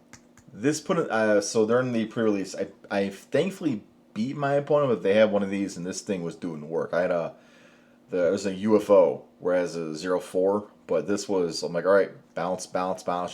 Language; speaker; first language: English; native; English